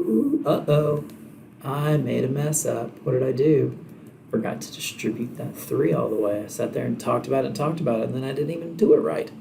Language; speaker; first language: English; native; English